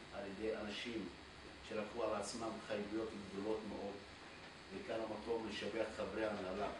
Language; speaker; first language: Hebrew; non-native, local second language; Arabic